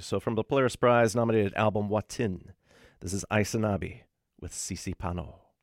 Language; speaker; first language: English; native; English